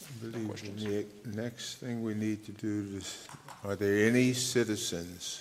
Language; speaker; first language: English; native; English